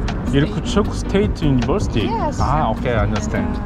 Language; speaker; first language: Korean; native; Korean